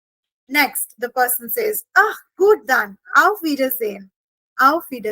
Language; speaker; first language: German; non-native, fluent; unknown